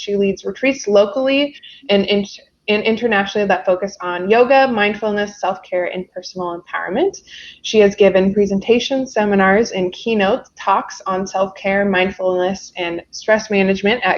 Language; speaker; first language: English; native; English